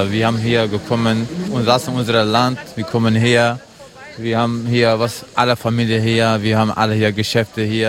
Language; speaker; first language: German; non-native, learner; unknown